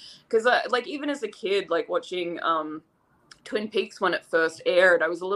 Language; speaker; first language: English; native; English